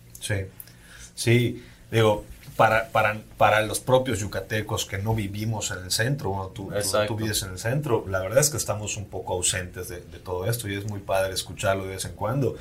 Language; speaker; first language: Spanish; native; Spanish